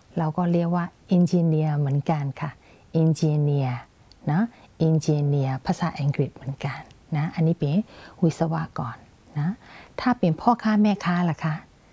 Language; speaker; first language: Thai; non-native, fluent; Burmese